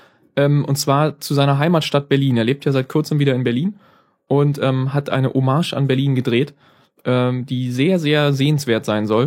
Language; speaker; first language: German; native; German